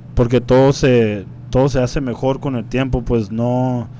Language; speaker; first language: Spanish; early bilingual, heritage; Spanish